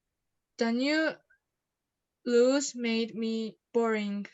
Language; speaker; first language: English; non-native, learner; Japanese